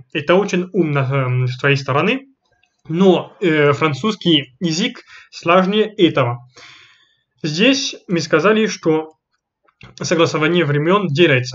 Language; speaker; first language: Russian; non-native, fluent; French